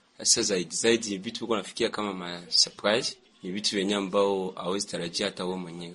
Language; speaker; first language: Swahili; native; Swahili